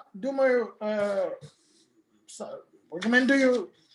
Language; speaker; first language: Russian; non-native, fluent; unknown